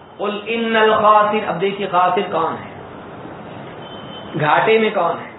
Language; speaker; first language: Urdu; native; Urdu